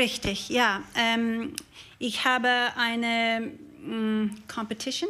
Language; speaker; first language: German; non-native, learner; English